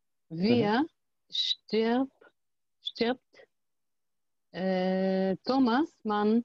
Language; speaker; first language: German; non-native, learner; Arabic